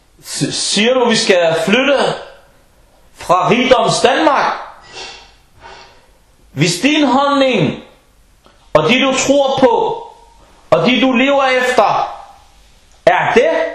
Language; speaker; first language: Danish; non-native, local second language; Arabic